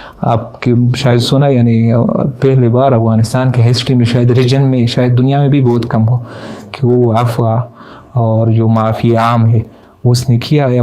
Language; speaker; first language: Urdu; non-native, learner; Pashto